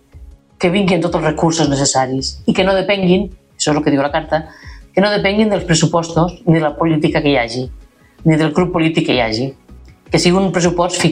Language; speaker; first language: Catalan; native; Catalan